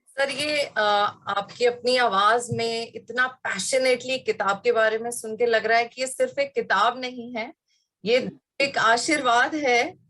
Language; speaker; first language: Hindi; native; Hindi